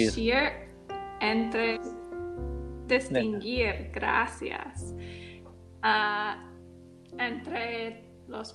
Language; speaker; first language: Spanish; non-native, learner; English